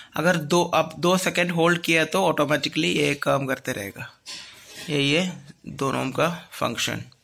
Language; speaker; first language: Hindi; non-native, local second language; Malayalam